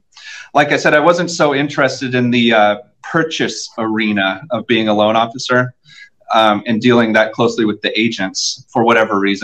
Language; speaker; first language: English; native; English